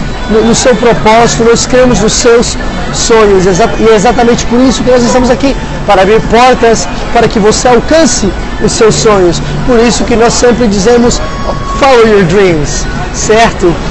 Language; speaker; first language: Portuguese; non-native, fluent; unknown